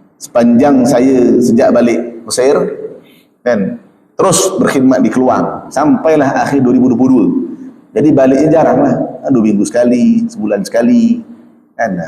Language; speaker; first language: Malay; native; Malay